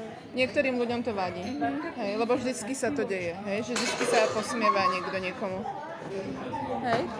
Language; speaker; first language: Slovak; native; Slovak